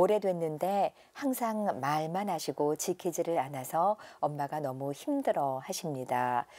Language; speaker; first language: Korean; native; Korean